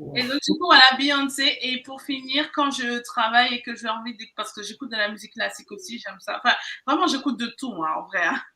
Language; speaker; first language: French; native; French